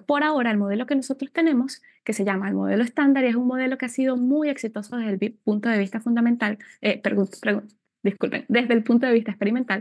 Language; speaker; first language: Spanish; native; Spanish